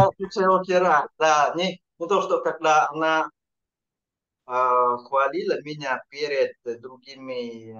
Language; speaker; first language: Russian; non-native, fluent; Vietnamese